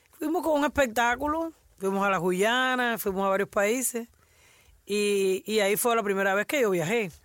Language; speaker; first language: Spanish; native; Spanish